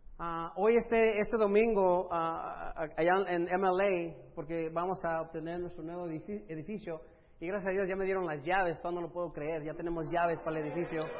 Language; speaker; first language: Spanish; early bilingual, other home language; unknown